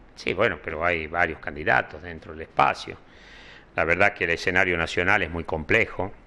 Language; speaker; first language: Spanish; native; Spanish